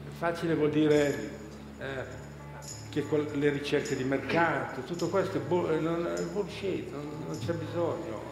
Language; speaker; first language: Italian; non-native, fluent; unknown